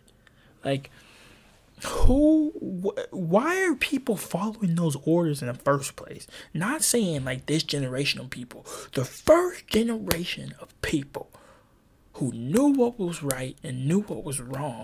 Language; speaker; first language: English; native; English